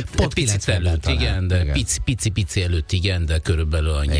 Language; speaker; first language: Hungarian; non-native, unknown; Italian